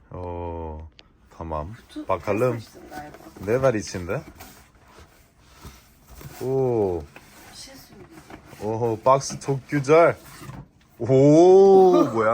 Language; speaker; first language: Turkish; non-native, learner; Korean